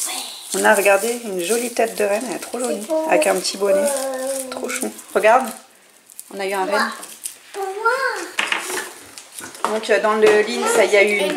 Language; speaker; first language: French; native; French